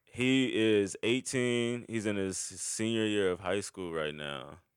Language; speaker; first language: English; native; English